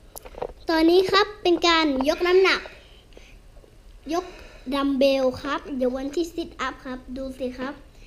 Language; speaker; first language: Thai; native; Thai